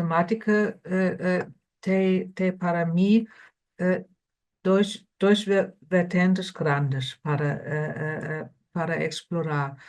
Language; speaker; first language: Portuguese; non-native, fluent; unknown